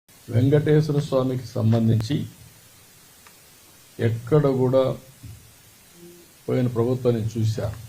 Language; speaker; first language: Telugu; native; Telugu